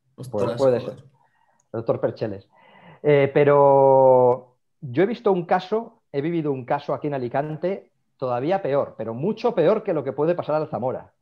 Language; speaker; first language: Spanish; native; Spanish